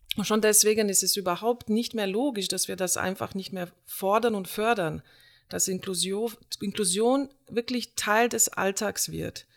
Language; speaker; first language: German; non-native, fluent; Slovenian